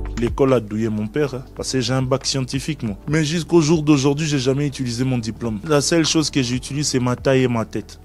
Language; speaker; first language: French; non-native, local second language; Lingala